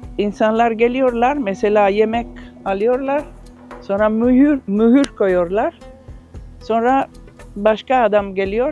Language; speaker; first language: Turkish; non-native, learner; Italian